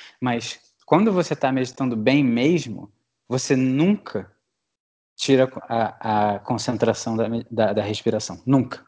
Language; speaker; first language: Portuguese; native; Portuguese